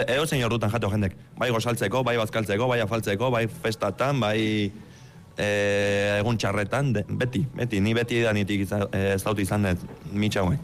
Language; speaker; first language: Basque; early bilingual, other home language; Romanian